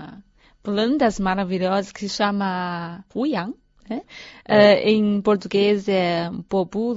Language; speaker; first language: Portuguese; non-native, fluent; Chinese